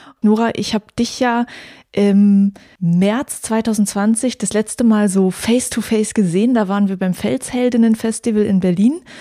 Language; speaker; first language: German; native; German